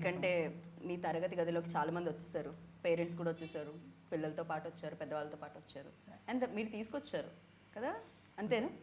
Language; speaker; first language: Telugu; native; Telugu